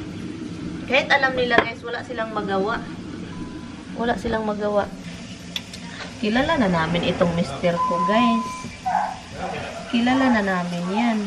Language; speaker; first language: Filipino; native; Filipino